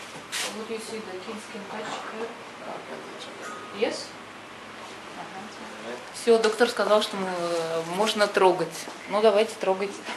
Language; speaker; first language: Russian; native; Russian